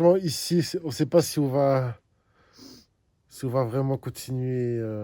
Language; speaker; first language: French; native; French